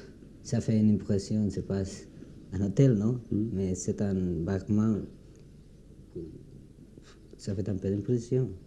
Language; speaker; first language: French; non-native, learner; Spanish